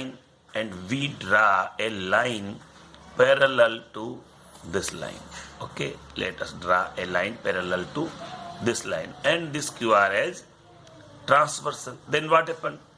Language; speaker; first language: English; non-native, local second language; Hindi